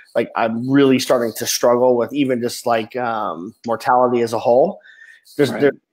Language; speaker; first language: English; native; English